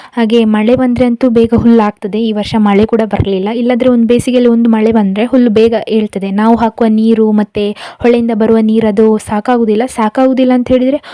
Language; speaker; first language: Kannada; native; Kannada